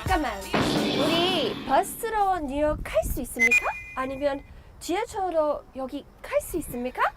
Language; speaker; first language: Korean; non-native, learner; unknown